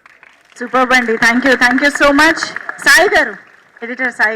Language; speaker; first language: Telugu; native; Telugu